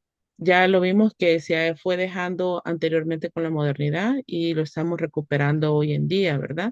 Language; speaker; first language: Spanish; native; Spanish